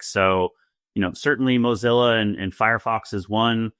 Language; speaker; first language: English; native; English